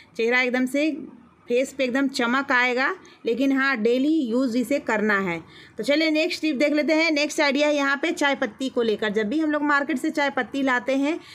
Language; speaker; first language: Hindi; native; Hindi